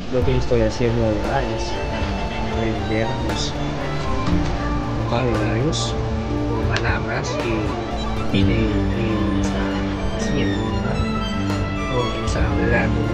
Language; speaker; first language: Spanish; non-native, learner; Filipino